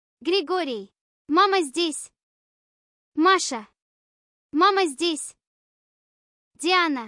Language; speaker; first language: Russian; non-native, learner; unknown